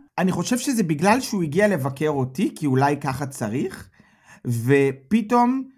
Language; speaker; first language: Hebrew; native; Hebrew